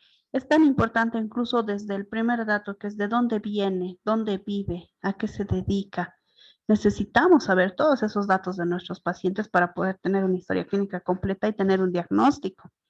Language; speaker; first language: Spanish; native; Spanish